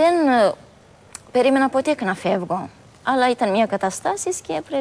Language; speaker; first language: Greek; non-native, learner; Romanian